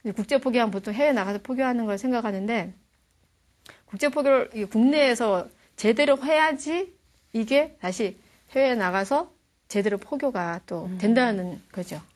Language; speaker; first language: Korean; native; Korean